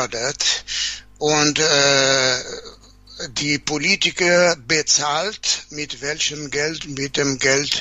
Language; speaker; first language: German; non-native, fluent; Portuguese